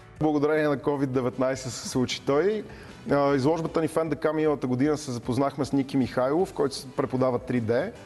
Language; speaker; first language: Bulgarian; native; Bulgarian